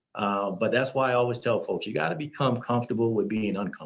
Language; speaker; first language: English; native; English